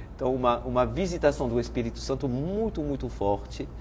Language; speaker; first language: Portuguese; non-native, fluent; French